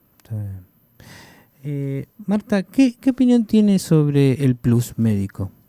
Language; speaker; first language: Spanish; native; Spanish